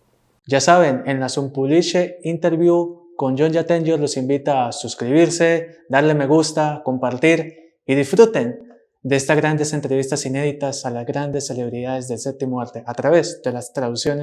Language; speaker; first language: Spanish; native; Spanish